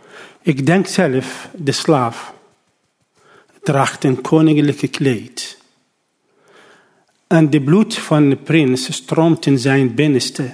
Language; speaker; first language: Dutch; non-native, learner; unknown